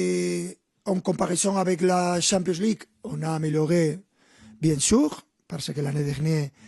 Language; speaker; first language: French; non-native, fluent; Spanish